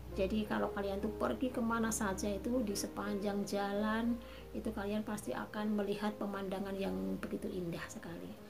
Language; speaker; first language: Indonesian; native; Indonesian